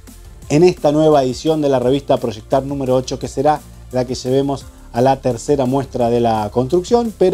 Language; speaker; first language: Spanish; native; Spanish